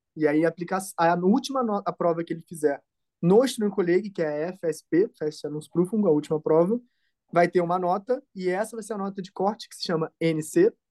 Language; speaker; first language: Portuguese; native; Portuguese